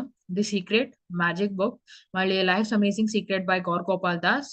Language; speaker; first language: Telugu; early bilingual, heritage; Telugu